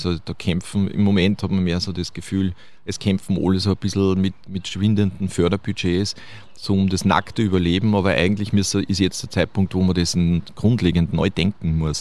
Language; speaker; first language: German; native; German